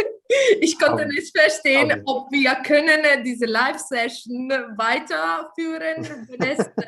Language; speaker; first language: German; non-native, learner; Italian